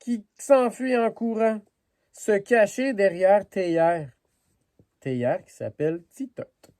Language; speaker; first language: French; native; French